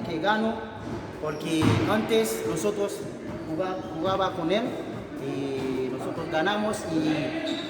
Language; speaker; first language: Spanish; non-native, learner; Haitian Creole